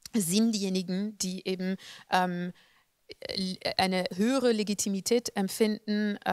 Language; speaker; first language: German; non-native, fluent; French